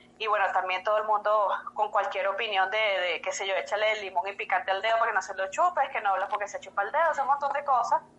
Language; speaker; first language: Spanish; native; Spanish